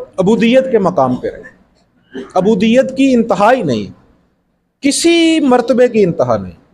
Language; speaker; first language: Urdu; non-native, local second language; Punjabi